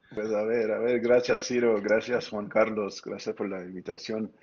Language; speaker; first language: Spanish; early bilingual, heritage; Spanish